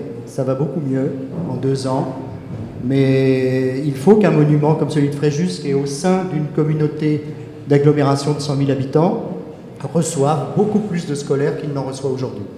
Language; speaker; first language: French; native; French